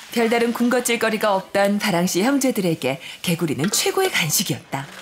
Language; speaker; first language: Korean; native; Korean